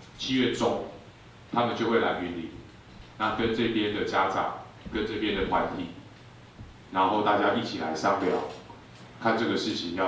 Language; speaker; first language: Chinese; native; Chinese